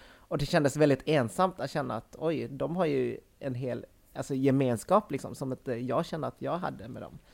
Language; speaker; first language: Swedish; early bilingual, other home language; Vietnamese